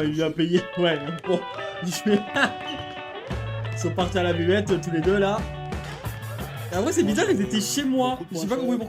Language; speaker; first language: French; native; French